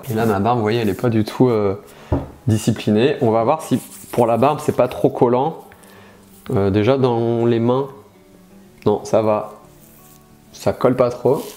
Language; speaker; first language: French; native; French